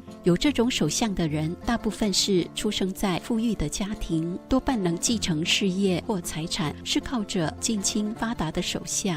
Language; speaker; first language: Chinese; native; Chinese